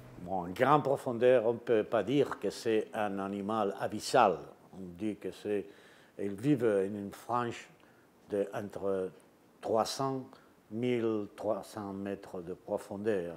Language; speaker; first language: French; non-native, fluent; Spanish